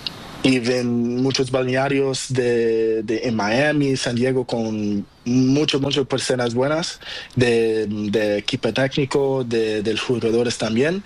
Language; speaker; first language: Spanish; non-native, learner; Portuguese